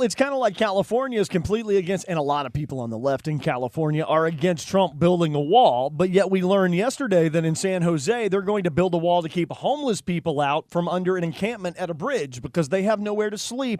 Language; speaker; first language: English; native; English